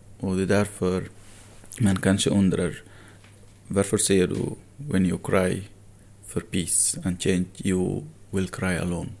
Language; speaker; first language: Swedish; non-native, fluent; Arabic